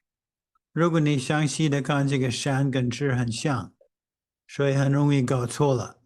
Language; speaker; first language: Chinese; non-native, fluent; English